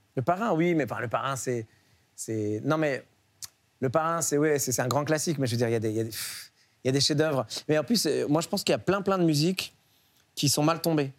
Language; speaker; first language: French; early bilingual, other home language; Arabic